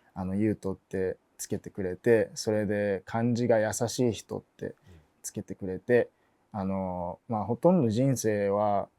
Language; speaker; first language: Japanese; early bilingual, other home language; English